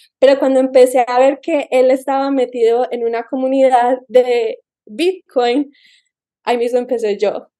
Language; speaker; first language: Spanish; early bilingual, heritage; Spanish